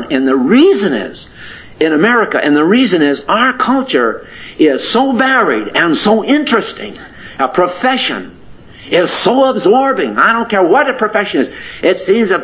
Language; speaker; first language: English; native; English